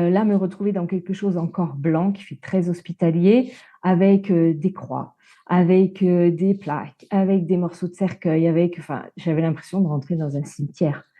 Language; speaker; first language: French; native; French